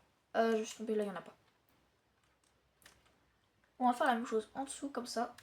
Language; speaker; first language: French; native; French